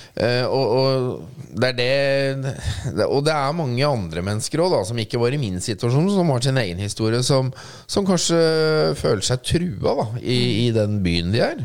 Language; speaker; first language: Norwegian; native; Norwegian